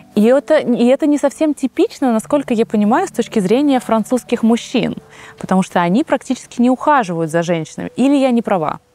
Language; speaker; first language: Russian; native; Russian